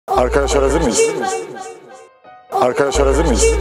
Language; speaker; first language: Turkish; native; Turkish